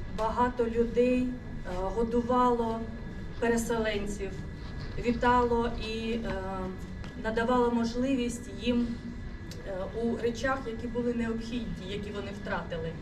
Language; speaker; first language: Ukrainian; non-native, local second language; Russian